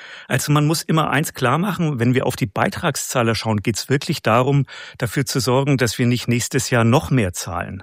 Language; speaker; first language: German; native; German